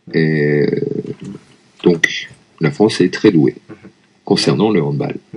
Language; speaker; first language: French; native; French